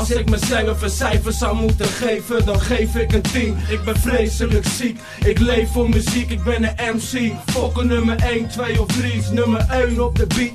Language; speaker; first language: Dutch; native; Dutch